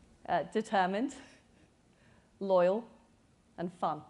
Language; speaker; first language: English; native; English